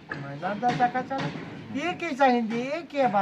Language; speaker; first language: Hindi; non-native, learner; Bangla